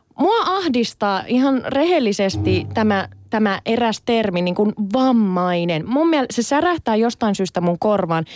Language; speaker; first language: Finnish; early bilingual, other home language; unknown